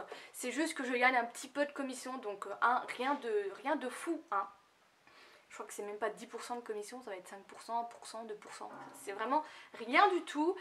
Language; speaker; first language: French; native; French